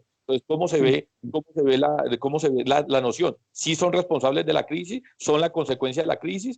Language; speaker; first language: Spanish; native; Spanish